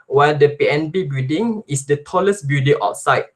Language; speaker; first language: English; non-native, local second language; Malay